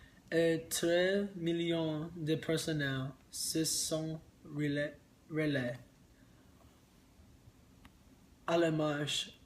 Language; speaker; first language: French; non-native, learner; English